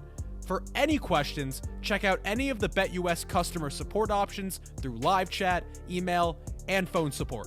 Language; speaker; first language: English; native; English